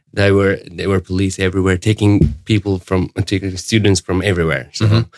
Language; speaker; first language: English; non-native, fluent; Arabic